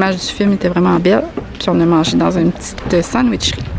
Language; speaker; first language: French; native; French